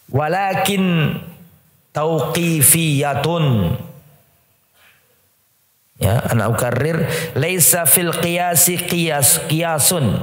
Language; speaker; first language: Arabic; non-native, fluent; Indonesian